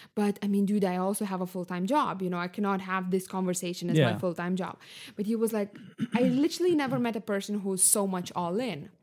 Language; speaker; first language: English; non-native, fluent; Lithuanian